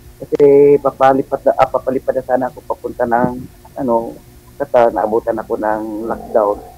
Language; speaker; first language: Filipino; non-native, local second language; Cebuano